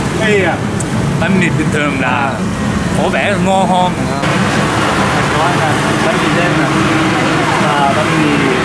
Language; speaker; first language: Vietnamese; non-native, learner; Japanese